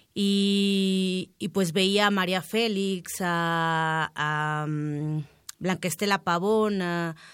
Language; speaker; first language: Spanish; native; Spanish